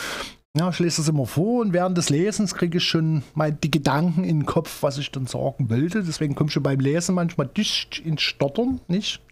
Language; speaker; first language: German; native; German